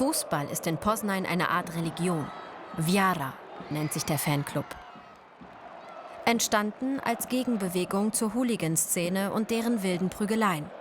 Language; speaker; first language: German; native; German